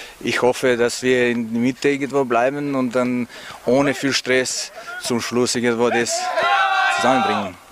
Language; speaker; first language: German; non-native, learner; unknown